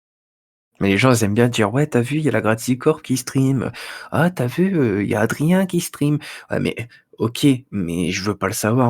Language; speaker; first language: French; native; French